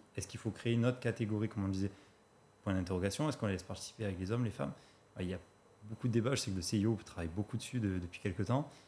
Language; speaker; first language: French; native; French